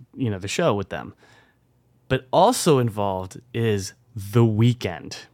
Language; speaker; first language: English; early bilingual, other home language; French